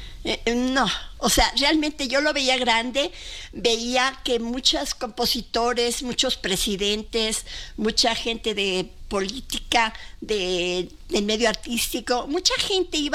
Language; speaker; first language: Spanish; native; Spanish